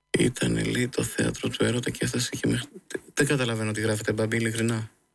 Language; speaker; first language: Greek; native; Greek